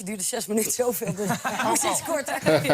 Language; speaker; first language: Dutch; native; Dutch